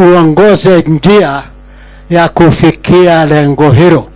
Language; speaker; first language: Swahili; non-native, local second language; Kikuyu